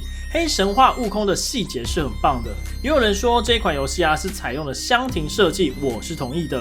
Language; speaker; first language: Chinese; native; Chinese